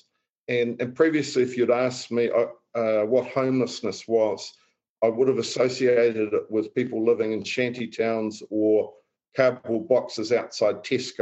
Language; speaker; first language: English; native; English